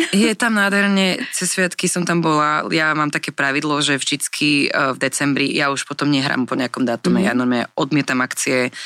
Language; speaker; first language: Slovak; early bilingual, other home language; English